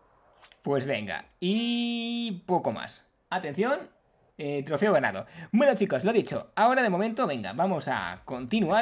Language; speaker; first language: Spanish; native; Spanish